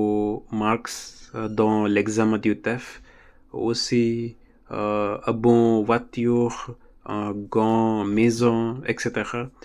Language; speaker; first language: French; non-native, learner; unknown